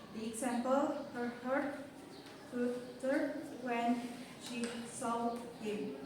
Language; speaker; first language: English; non-native, local second language; Indonesian